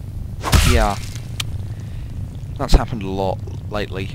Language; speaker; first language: English; native; English